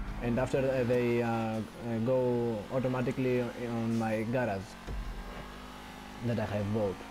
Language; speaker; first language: English; non-native, learner; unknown